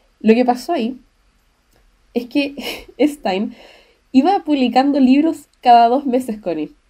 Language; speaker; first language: Spanish; native; Spanish